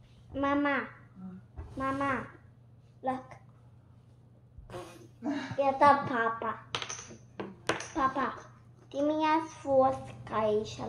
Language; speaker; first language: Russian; early bilingual, heritage; Russian